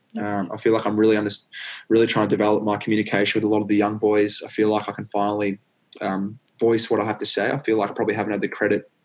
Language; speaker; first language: English; native; English